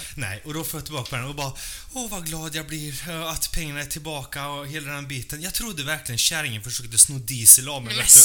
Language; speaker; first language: Swedish; native; Swedish